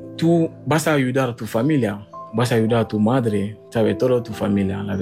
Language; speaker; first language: Spanish; non-native, fluent; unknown